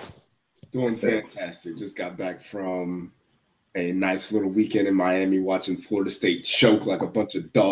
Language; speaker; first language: English; native; English